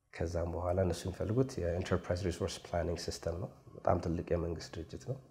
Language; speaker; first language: Amharic; native; Amharic